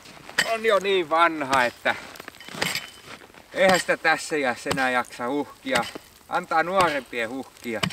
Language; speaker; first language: Finnish; native; Finnish